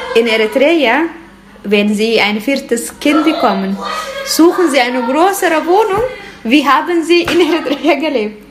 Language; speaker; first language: German; non-native, learner; Tigrinya